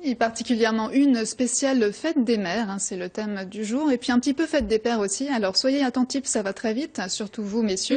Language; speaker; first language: French; native; French